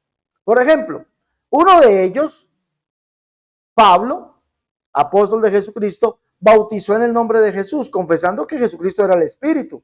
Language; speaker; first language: Spanish; native; Spanish